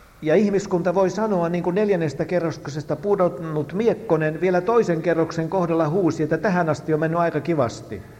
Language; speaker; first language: Finnish; native; Finnish